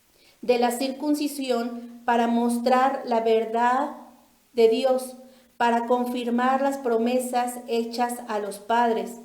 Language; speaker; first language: Spanish; native; Spanish